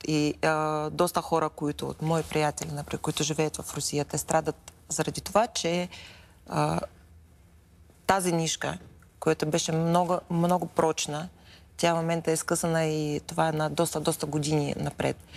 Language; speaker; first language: Bulgarian; non-native, fluent; Russian